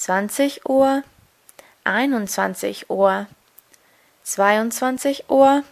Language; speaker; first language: German; non-native, fluent; Portuguese